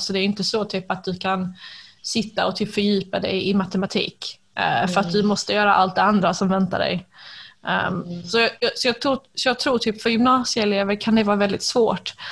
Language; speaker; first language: Swedish; native; Swedish